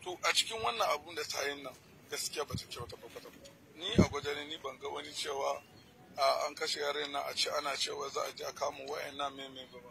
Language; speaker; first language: Hausa; non-native, local second language; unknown